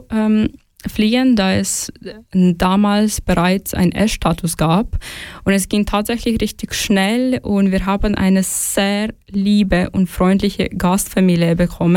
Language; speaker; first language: German; non-native, fluent; Ukrainian